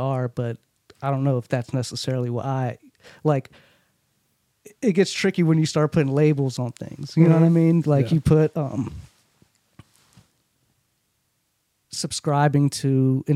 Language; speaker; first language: English; early bilingual, other home language; Urdu